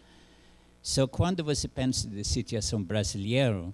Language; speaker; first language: Portuguese; non-native, learner; English